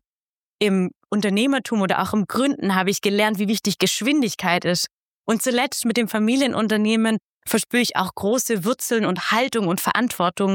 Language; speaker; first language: German; native; German